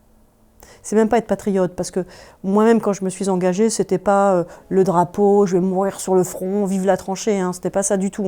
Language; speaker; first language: French; native; French